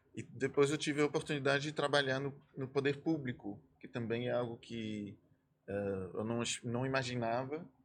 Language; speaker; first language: Portuguese; non-native, fluent; French